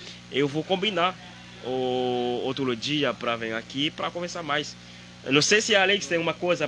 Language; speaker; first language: Portuguese; non-native, learner; Haitian Creole